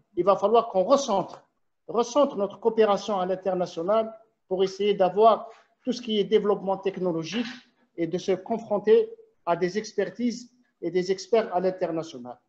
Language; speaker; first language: French; non-native, local second language; Arabic